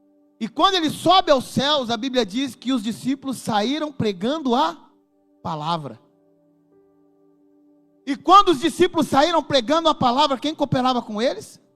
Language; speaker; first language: Portuguese; native; Portuguese